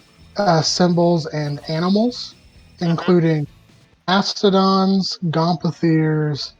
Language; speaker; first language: English; native; English